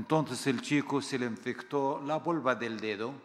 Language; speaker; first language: Spanish; non-native, fluent; Arabic